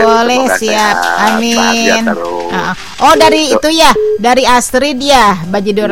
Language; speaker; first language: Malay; non-native, local second language; Sundanese